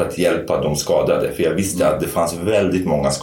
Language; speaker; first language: Swedish; non-native, fluent; Kurdish